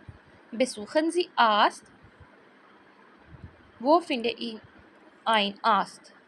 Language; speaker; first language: German; non-native, learner; Urdu